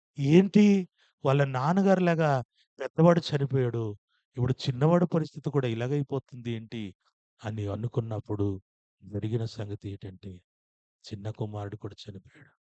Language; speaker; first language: Telugu; non-native, fluent; Odia